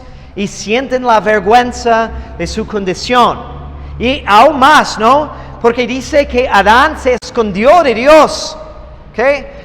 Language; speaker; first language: Spanish; non-native, fluent; English